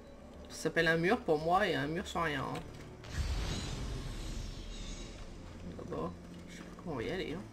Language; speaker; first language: French; native; French